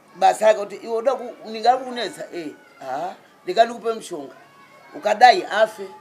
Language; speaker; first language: Shona; non-native, fluent; Nyanja